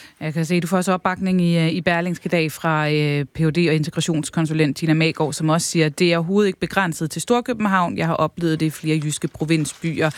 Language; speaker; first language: Danish; native; Danish